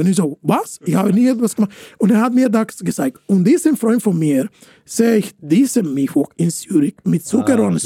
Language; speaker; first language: German; non-native, fluent; Spanish